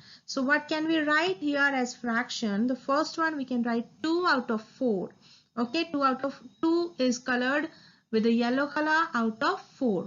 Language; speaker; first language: English; non-native, local second language; Hindi